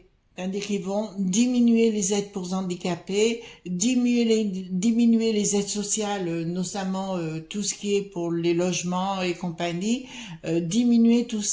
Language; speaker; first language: French; native; French